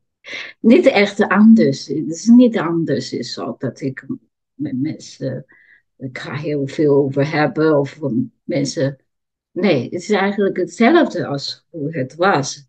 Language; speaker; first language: Dutch; non-native, learner; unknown